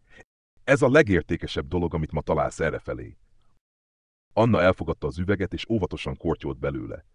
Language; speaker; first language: Hungarian; native; Hungarian